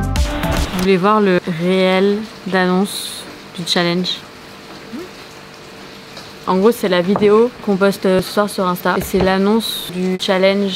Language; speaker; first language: French; native; French